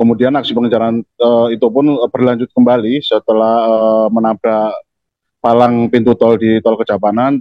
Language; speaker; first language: Indonesian; native; Indonesian